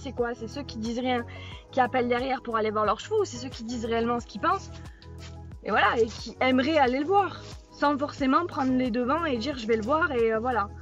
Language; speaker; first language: French; native; French